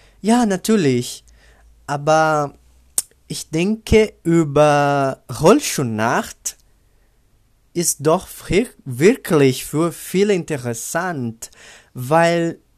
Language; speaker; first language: German; non-native, learner; Portuguese